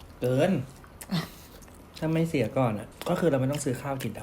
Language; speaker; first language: Thai; native; Thai